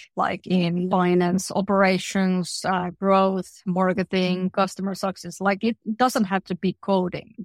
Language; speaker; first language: English; non-native, fluent; Finnish